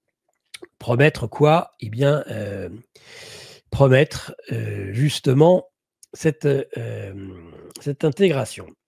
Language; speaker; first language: French; native; French